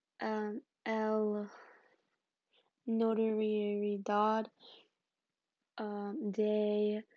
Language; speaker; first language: Spanish; non-native, learner; English